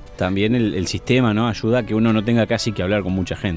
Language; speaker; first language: Spanish; native; Spanish